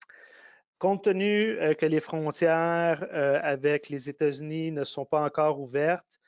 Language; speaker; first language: French; native; French